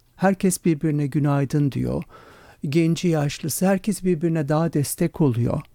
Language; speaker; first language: Turkish; native; Turkish